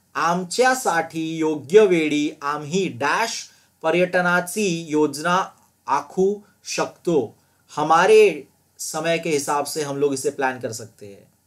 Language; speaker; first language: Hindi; non-native, local second language; Gujarati